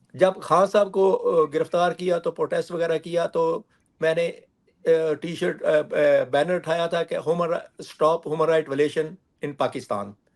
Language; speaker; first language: Urdu; non-native, local second language; Punjabi